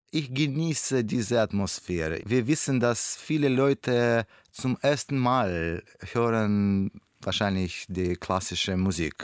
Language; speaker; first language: German; non-native, learner; Russian